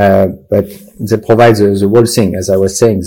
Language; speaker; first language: English; non-native, fluent; French